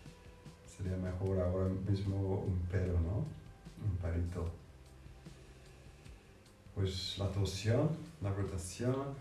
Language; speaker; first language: Spanish; non-native, fluent; English